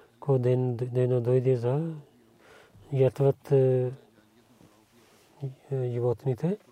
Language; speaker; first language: Bulgarian; non-native, learner; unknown